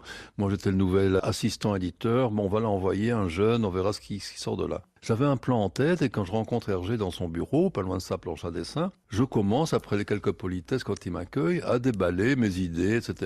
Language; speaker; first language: French; native; French